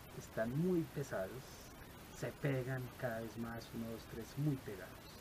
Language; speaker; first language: Spanish; native; Spanish